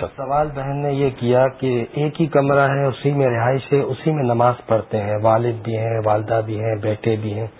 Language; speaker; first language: Urdu; native; Urdu